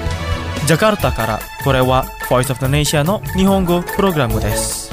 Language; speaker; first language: Japanese; non-native, fluent; Indonesian